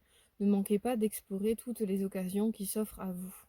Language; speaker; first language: French; native; French